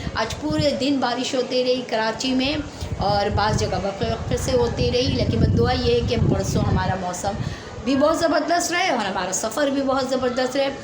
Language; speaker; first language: Urdu; native; Urdu